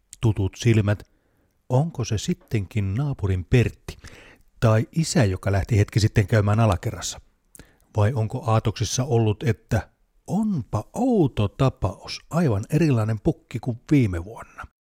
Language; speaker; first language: Finnish; native; Finnish